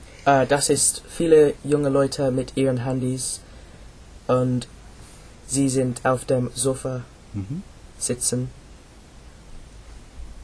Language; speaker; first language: German; non-native, learner; English